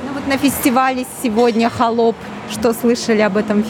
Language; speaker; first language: Russian; native; Russian